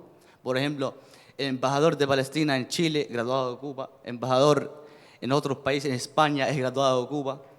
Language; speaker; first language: Spanish; non-native, fluent; Arabic